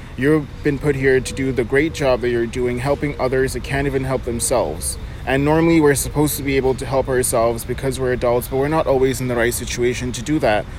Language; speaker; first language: English; native; English